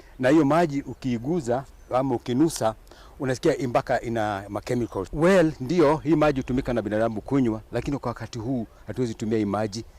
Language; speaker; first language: Swahili; non-native, local second language; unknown